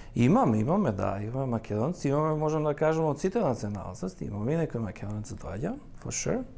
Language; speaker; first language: Macedonian; native; Macedonian